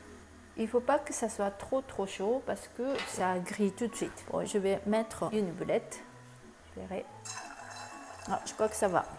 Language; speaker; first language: French; non-native, fluent; Japanese